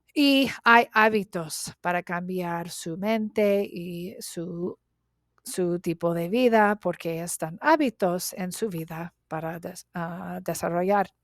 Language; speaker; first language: Spanish; non-native, learner; English